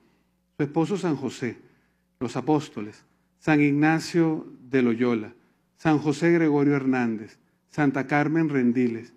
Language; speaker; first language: Spanish; native; Spanish